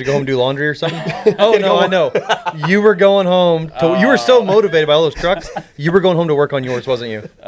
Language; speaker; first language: English; native; English